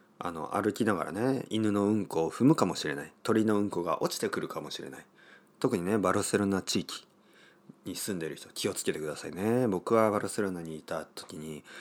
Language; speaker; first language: Japanese; native; Japanese